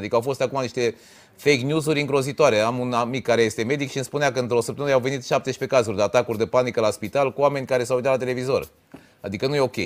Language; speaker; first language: Romanian; native; Romanian